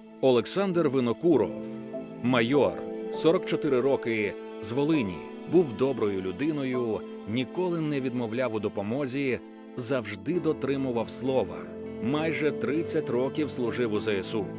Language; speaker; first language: Ukrainian; native; Ukrainian